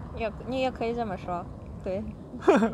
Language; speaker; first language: Chinese; non-native, fluent; Russian